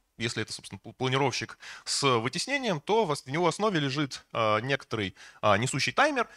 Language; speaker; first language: Russian; native; Russian